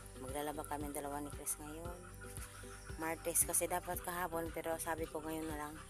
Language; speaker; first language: Filipino; non-native, local second language; Cebuano